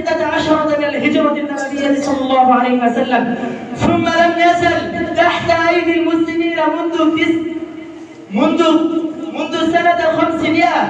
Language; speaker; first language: Arabic; non-native, learner; Bangla